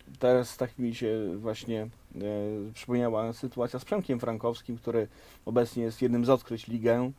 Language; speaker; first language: Polish; native; Polish